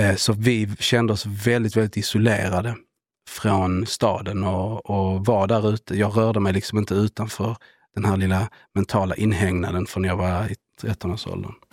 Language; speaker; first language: Swedish; early bilingual, other home language; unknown